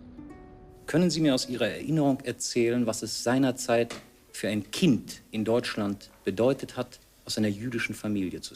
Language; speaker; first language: German; native; German